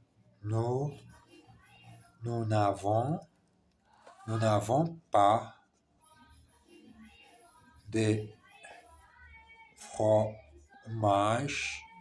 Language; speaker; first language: French; non-native, learner; Portuguese